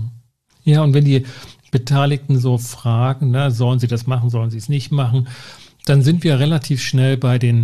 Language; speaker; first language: German; native; German